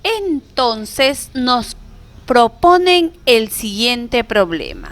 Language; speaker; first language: Spanish; native; Spanish